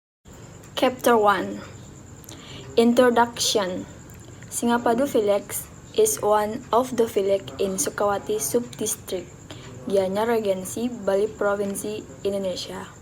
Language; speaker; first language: English; non-native, learner; Indonesian